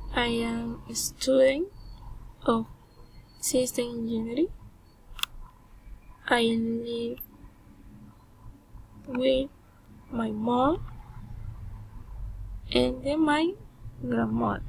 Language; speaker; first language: English; non-native, learner; Spanish